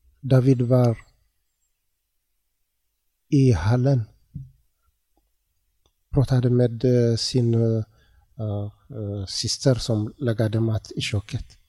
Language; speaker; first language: Swedish; non-native, learner; Tigrinya